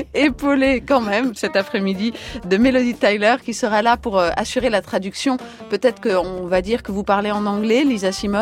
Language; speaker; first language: French; native; French